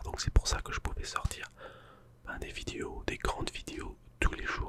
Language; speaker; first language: French; non-native, fluent; English